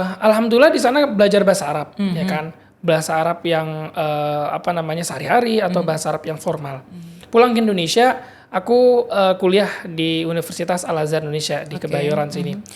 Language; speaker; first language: Indonesian; early bilingual, heritage; Madurese